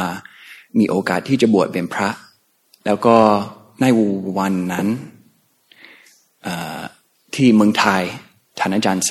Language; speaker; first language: Thai; non-native, fluent; English